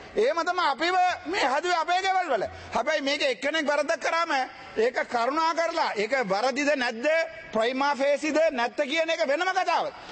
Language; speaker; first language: Sinhala; non-native, local second language; Tamil